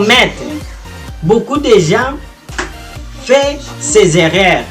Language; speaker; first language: French; non-native, fluent; Portuguese